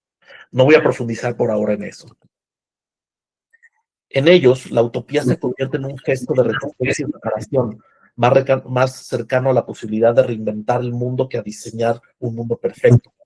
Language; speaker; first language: Spanish; native; Spanish